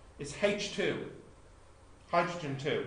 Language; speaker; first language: English; native; English